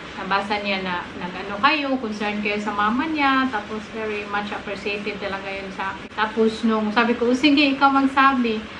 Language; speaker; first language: Filipino; non-native, local second language; Cebuano